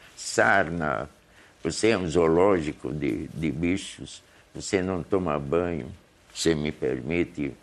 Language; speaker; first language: Portuguese; early bilingual, other home language; Hungarian